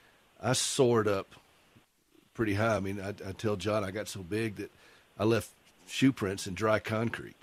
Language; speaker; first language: English; native; English